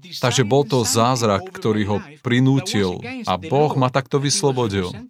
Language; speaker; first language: Slovak; non-native, fluent; Spanish